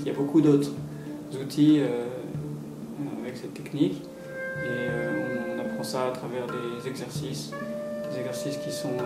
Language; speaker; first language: French; native; French